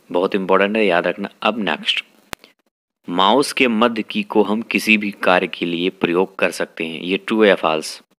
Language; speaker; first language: Hindi; native; Hindi